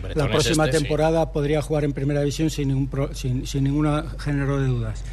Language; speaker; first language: Spanish; native; Spanish